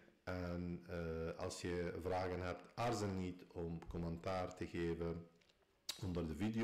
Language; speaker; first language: Dutch; non-native, fluent; Arabic